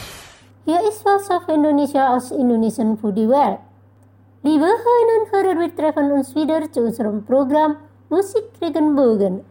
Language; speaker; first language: German; non-native, fluent; Indonesian